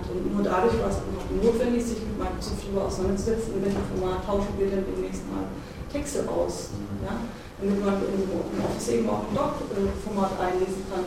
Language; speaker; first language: German; native; German